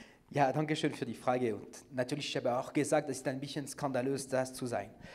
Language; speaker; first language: German; non-native, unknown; French